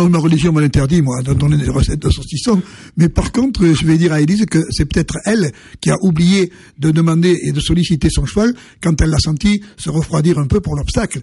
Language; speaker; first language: French; native; French